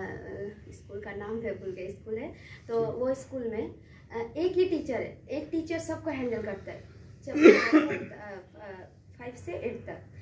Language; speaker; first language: Hindi; non-native, local second language; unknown